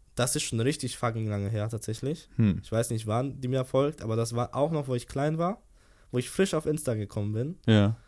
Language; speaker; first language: German; early bilingual, other home language; Polish